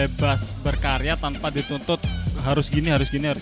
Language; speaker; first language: Indonesian; native; Indonesian